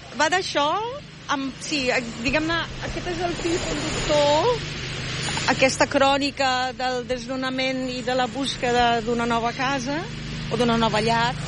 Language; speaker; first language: Catalan; non-native, fluent; Spanish